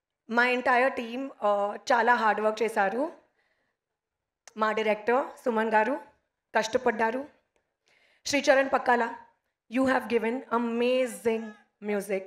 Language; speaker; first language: Telugu; non-native, learner; Hindi